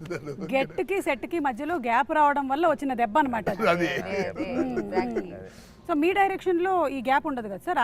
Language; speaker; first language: Telugu; native; Telugu